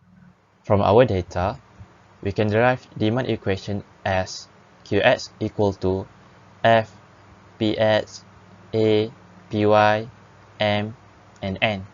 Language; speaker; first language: English; non-native, local second language; Malay